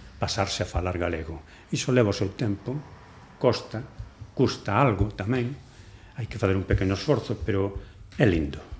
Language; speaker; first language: Galician; non-native, local second language; Spanish